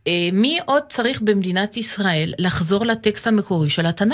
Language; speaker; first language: Hebrew; non-native, fluent; French